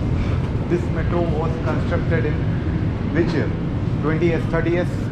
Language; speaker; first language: English; non-native, local second language; Hindi